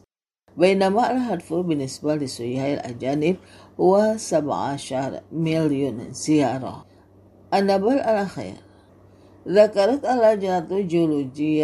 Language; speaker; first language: Arabic; non-native, fluent; Indonesian